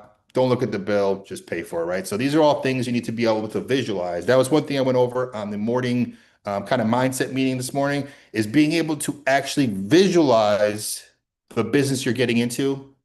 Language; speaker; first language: English; native; English